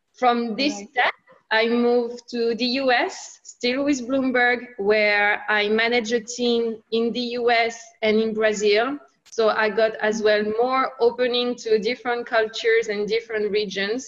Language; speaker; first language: English; non-native, fluent; French